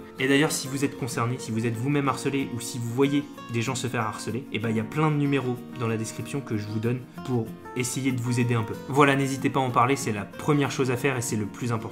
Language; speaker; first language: French; native; French